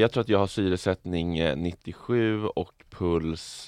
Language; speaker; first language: Swedish; native; Swedish